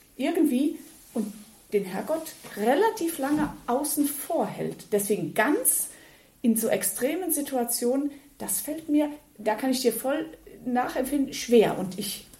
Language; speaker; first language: German; native; German